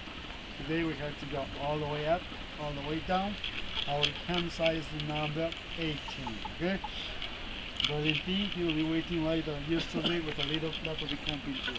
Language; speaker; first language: English; non-native, learner; Spanish